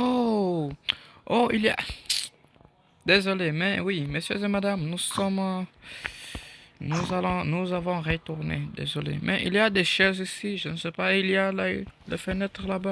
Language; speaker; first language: French; non-native, learner; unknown